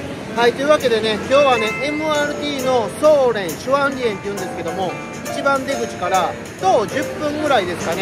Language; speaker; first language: Japanese; native; Japanese